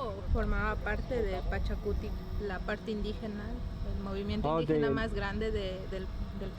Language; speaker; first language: Spanish; native; Spanish